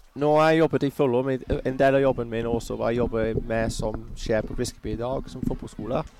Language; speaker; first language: Norwegian; non-native, fluent; English